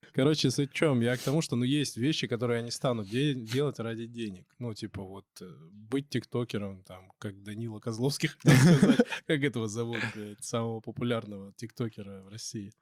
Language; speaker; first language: Russian; native; Russian